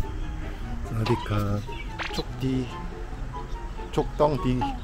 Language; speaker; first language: Thai; non-native, learner; Korean